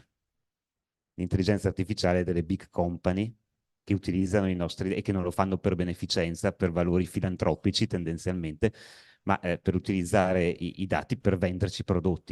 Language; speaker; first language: Italian; native; Italian